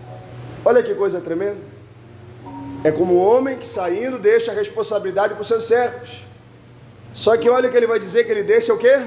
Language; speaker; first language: Portuguese; native; Portuguese